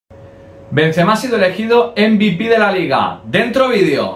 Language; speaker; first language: Spanish; native; Spanish